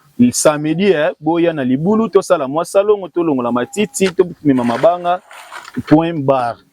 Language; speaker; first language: Lingala; non-native, local second language; Kongo